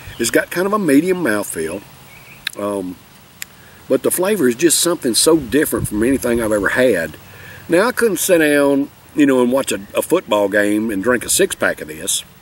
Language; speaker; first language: English; native; English